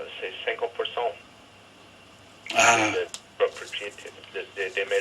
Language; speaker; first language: French; non-native, fluent; English